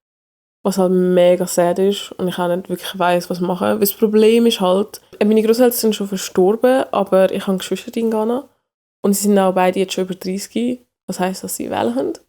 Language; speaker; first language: German; early bilingual, other home language; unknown